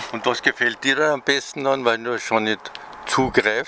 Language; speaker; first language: German; native; German